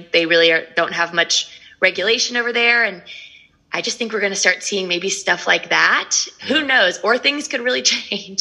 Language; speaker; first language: English; native; English